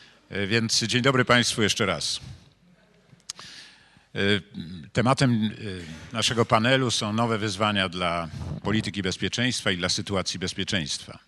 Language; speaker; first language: Polish; native; Polish